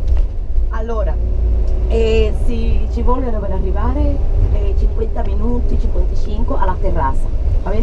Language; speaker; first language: Italian; non-native, fluent; Spanish